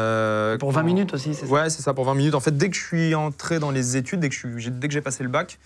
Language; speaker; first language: French; native; French